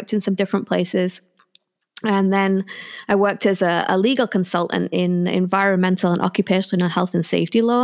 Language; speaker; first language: English; native; English